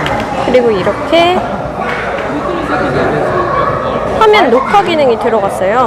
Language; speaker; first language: Korean; native; Korean